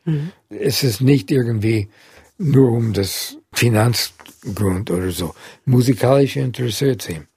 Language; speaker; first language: German; non-native, fluent; English